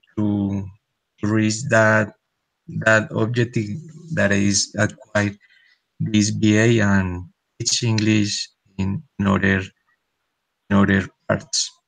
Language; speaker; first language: English; non-native, learner; Spanish